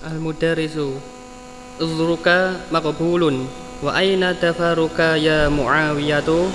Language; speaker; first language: Arabic; non-native, learner; Indonesian